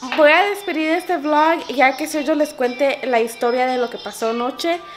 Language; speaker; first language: Spanish; early bilingual, heritage; Spanish